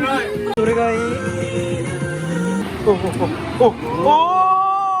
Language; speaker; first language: Japanese; non-native, fluent; Korean